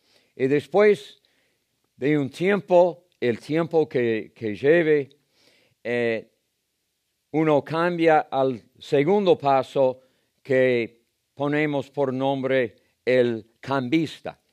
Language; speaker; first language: Spanish; non-native, fluent; English